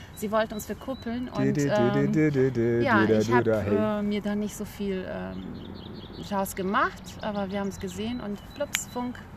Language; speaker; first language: German; early bilingual, other home language; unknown